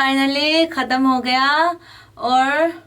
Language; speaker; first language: Hindi; non-native, local second language; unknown